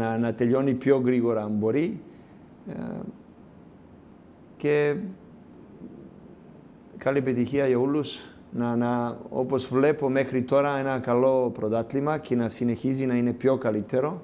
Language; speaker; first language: Greek; non-native, learner; Serbian